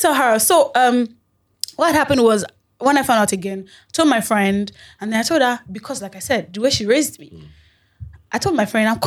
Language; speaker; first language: English; non-native, local second language; Yoruba